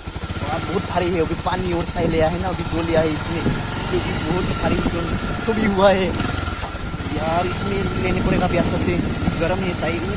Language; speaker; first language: Hindi; non-native, local second language; Assamese